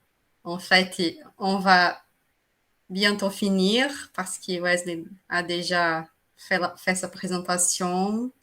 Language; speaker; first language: French; non-native, fluent; Portuguese